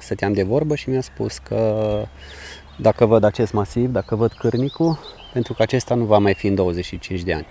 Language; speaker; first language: Romanian; native; Romanian